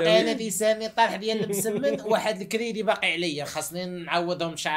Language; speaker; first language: Arabic; native; Arabic